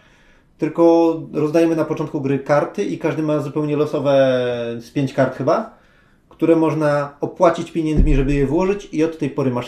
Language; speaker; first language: Polish; native; Polish